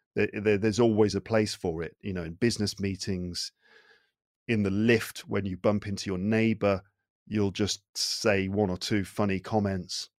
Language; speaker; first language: English; native; English